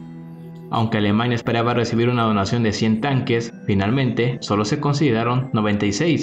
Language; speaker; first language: Spanish; native; Spanish